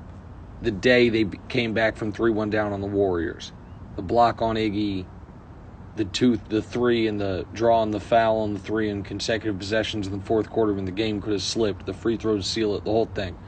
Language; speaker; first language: English; native; English